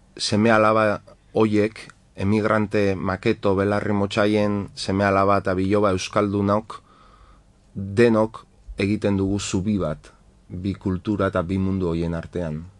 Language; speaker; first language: Basque; non-native, local second language; Spanish